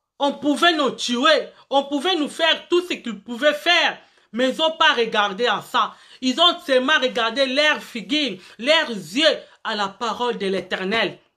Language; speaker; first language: French; non-native, local second language; Lingala